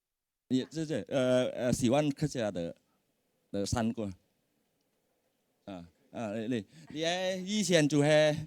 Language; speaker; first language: Chinese; early bilingual, heritage; Hakka Chinese